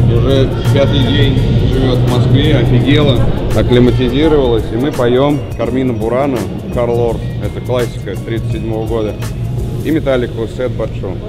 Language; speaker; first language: Russian; native; Russian